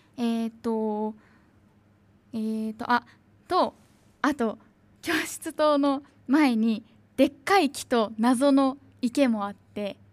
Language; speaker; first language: Japanese; native; Japanese